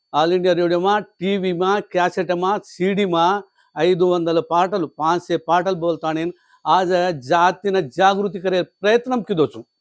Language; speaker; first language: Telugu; non-native, local second language; Lambadi